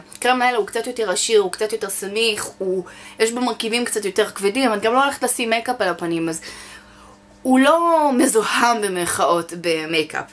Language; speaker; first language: Hebrew; native; Hebrew